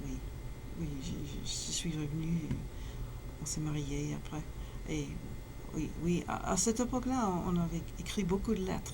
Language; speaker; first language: French; non-native, fluent; English